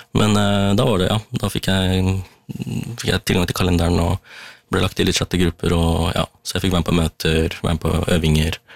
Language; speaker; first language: Norwegian; early bilingual, other home language; Tamil